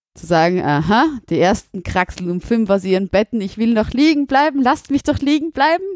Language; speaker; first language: German; native; German